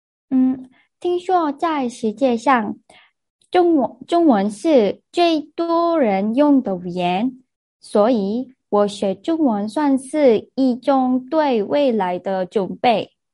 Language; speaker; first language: Chinese; non-native, fluent; Korean